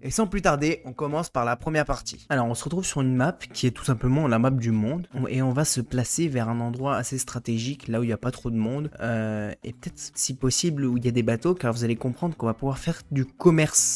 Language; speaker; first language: French; native; French